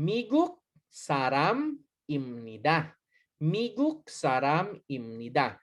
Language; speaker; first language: Korean; non-native, learner; Hiligaynon